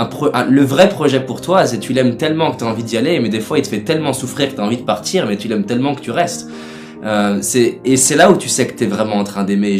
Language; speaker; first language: French; native; French